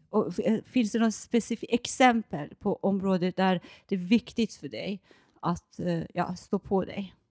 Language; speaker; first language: Swedish; non-native, fluent; Persian